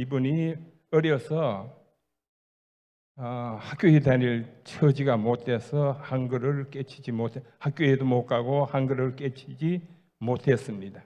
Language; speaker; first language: Korean; native; Korean